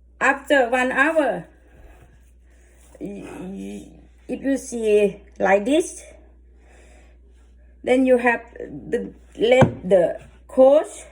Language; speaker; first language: English; non-native, learner; Thai